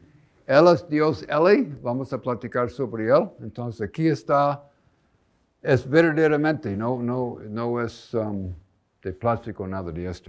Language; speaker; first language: Spanish; non-native, fluent; English